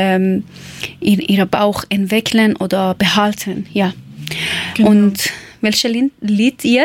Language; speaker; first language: German; non-native, learner; Persian